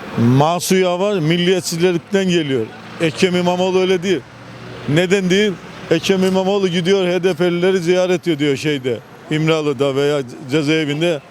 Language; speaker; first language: Turkish; native; Turkish